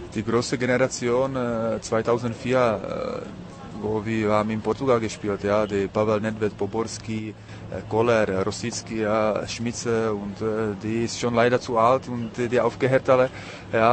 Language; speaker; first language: German; non-native, learner; Czech